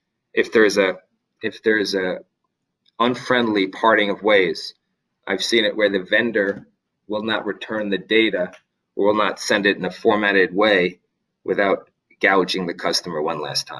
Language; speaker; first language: English; native; English